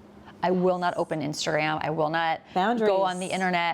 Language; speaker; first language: English; native; English